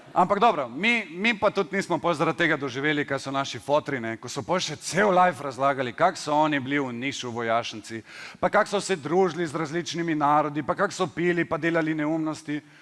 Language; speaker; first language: Slovenian; native; Slovenian